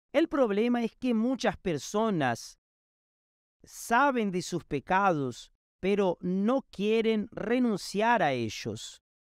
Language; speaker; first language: Spanish; non-native, fluent; Portuguese